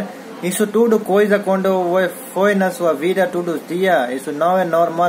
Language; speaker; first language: Portuguese; non-native, learner; Hindi